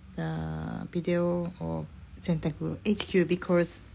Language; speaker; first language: English; non-native, learner; Japanese